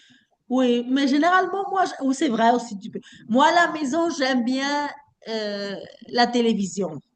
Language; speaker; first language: French; non-native, fluent; Spanish